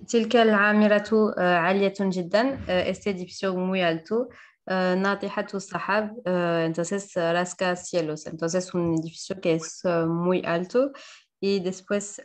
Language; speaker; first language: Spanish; non-native, learner; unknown